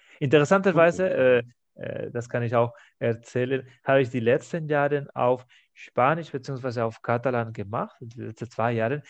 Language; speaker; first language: German; non-native, fluent; Spanish